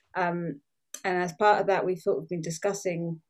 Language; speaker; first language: English; native; English